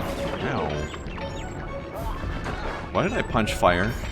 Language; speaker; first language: English; native; English